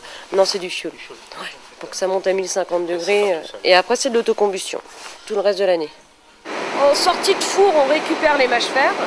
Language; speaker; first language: French; native; French